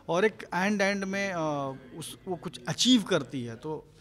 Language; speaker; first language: Hindi; native; Hindi